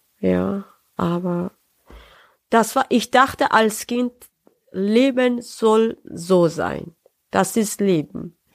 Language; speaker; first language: German; non-native, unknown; Persian